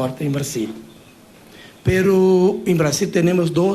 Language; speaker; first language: Spanish; non-native, learner; Portuguese